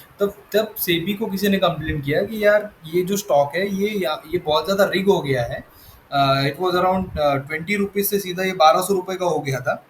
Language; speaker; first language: Hindi; non-native, local second language; Marathi